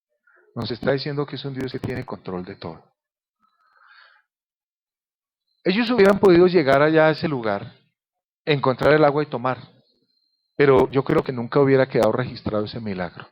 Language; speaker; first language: Spanish; native; Spanish